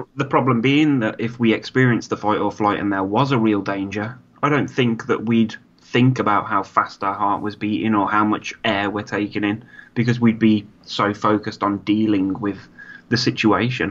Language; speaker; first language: English; native; English